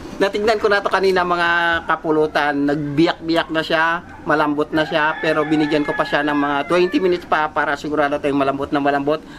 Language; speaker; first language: Filipino; non-native, local second language; Kinaray-a